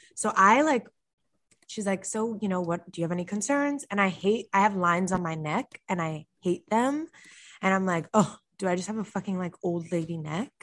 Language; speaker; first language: English; native; English